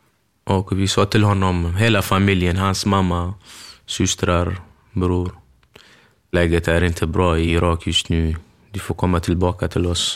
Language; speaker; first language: Swedish; early bilingual, other home language; Kurdish